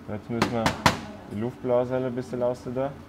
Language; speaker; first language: German; native; German